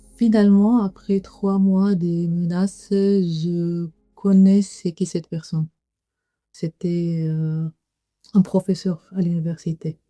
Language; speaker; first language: French; non-native, fluent; Arabic